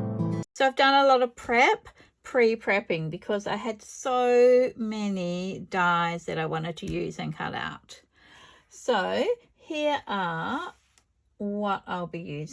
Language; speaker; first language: English; native; English